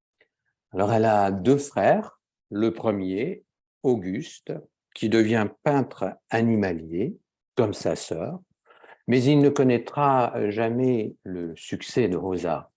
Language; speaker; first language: French; native; French